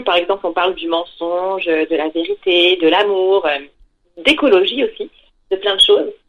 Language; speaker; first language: French; native; French